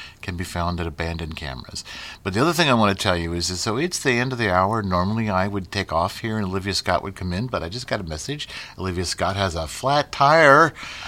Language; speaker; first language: English; native; English